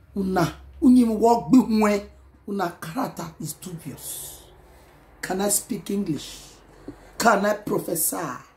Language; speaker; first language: Nigerian Pidgin; non-native, local second language; Bini